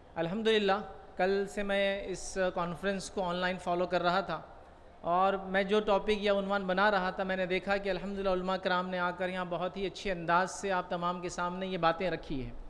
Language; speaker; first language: Urdu; native; Urdu